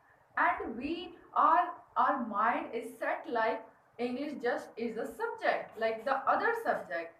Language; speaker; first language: English; non-native, learner; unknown